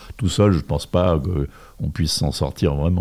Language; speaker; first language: French; native; French